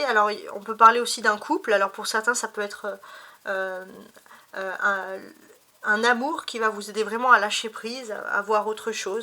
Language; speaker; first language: French; native; French